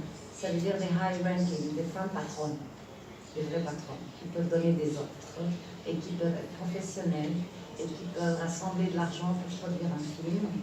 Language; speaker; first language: French; non-native, local second language; Arabic